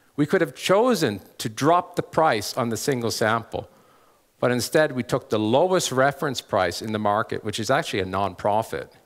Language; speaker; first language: English; native; English